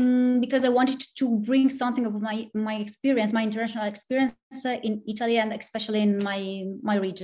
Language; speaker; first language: English; non-native, fluent; Italian